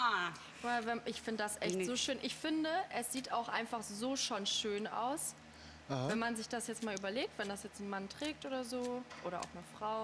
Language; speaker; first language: German; native; German